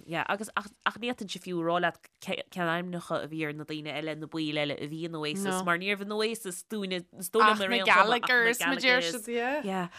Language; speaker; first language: Irish; native; Irish